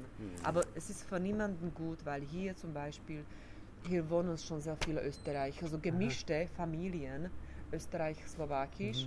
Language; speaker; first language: German; non-native, fluent; Slovak